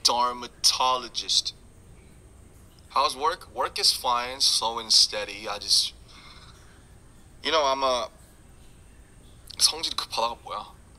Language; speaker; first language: English; non-native, fluent; Korean